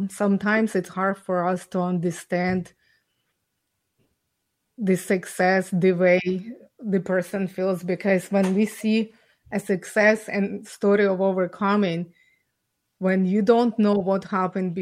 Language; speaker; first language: English; non-native, fluent; Ukrainian